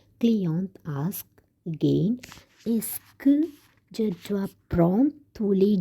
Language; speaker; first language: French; non-native, learner; Tamil